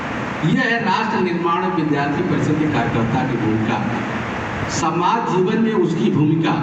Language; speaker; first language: Hindi; native; Hindi